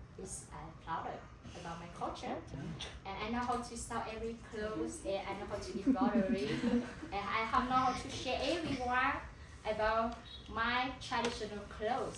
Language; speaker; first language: English; non-native, learner; Hmong